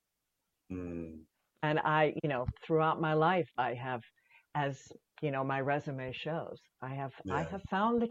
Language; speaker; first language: English; native; English